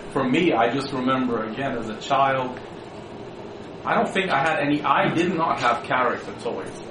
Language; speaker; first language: English; native; English